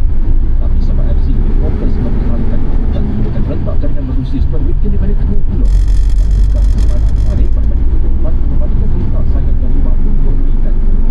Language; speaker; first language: Malay; native; Malay